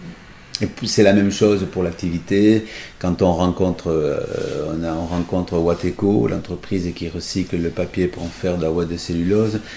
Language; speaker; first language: French; native; French